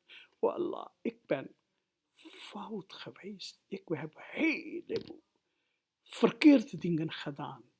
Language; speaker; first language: Dutch; non-native, fluent; Urdu